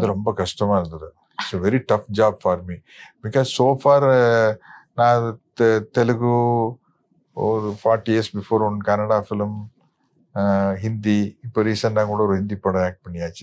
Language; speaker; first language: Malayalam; non-native, learner; Tamil